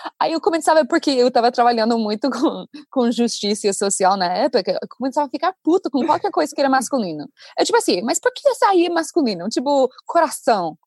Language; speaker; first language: Portuguese; non-native, fluent; English